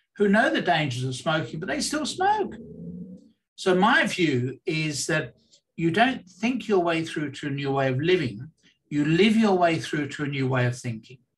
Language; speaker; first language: English; native; English